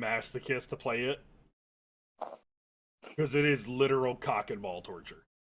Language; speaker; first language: English; native; English